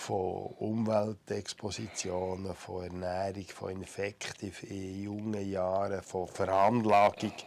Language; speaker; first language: German; native; German